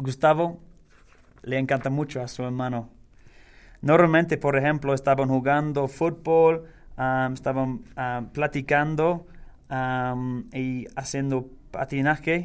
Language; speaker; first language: Spanish; non-native, learner; English